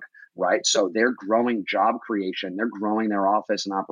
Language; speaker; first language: English; native; English